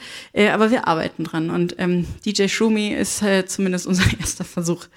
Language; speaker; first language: German; native; German